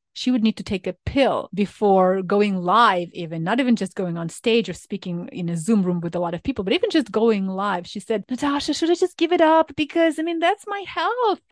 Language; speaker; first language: English; non-native, fluent; Ukrainian